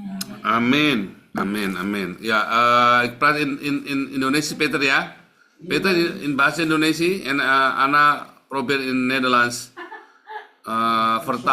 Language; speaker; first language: Dutch; non-native, learner; Indonesian